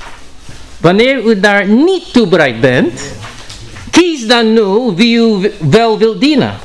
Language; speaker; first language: Dutch; non-native, learner; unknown